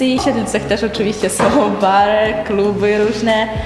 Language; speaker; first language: Polish; non-native, learner; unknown